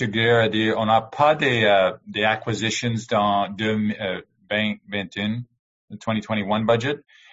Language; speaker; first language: French; non-native, learner; English